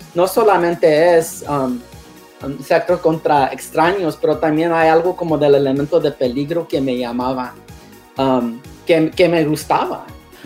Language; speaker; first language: Spanish; non-native, learner; English